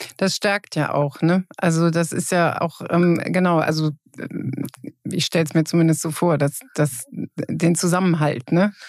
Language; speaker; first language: German; native; German